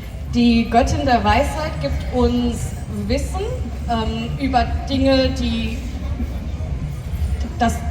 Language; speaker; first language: German; non-native, fluent; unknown